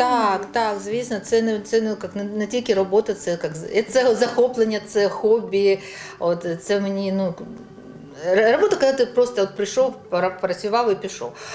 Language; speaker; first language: Ukrainian; non-native, local second language; Russian